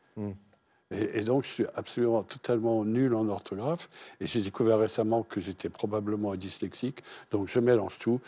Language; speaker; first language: French; native; French